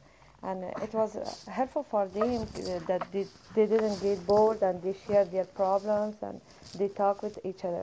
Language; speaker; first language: English; non-native, fluent; Persian